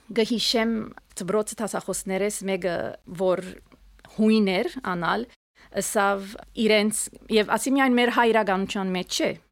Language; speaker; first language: Armenian; early bilingual, heritage; Armenian